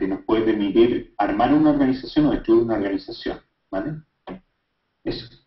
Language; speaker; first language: Spanish; native; Spanish